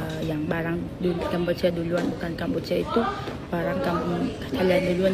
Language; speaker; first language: Indonesian; non-native, learner; Khmer